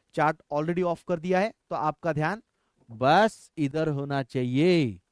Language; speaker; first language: Hindi; non-native, local second language; Marathi